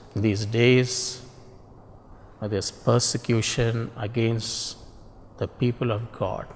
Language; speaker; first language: English; non-native, local second language; Tamil